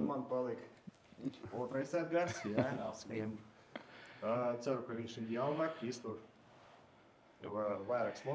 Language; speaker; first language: Latvian; non-native, local second language; Russian